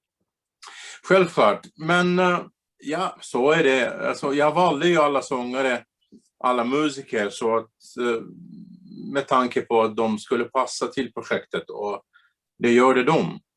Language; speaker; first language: Swedish; non-native, fluent; Bulgarian